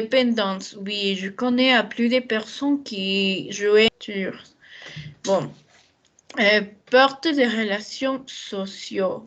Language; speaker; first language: French; non-native, learner; Spanish